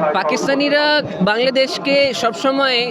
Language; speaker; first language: Bangla; non-native, fluent; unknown